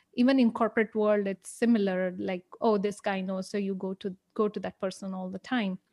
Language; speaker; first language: English; non-native, local second language; Kannada